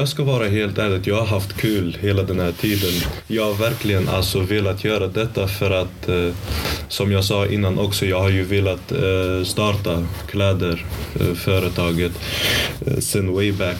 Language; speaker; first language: Swedish; early bilingual, other home language; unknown